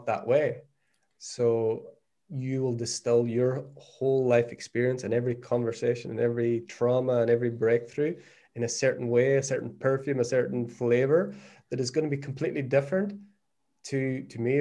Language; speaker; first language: English; native; English